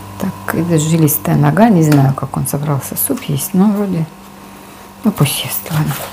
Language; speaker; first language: Russian; native; Russian